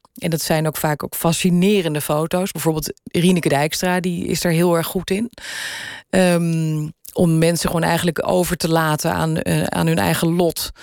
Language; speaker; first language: Dutch; native; Dutch